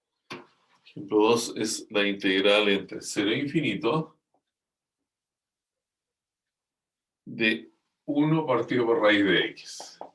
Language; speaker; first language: Spanish; native; Spanish